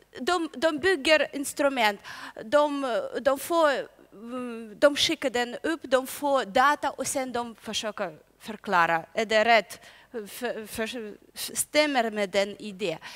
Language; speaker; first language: Swedish; non-native, learner; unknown